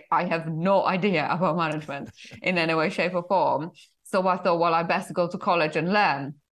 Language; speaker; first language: English; non-native, fluent; Polish